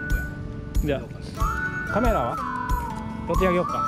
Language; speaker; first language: Japanese; non-native, learner; Indonesian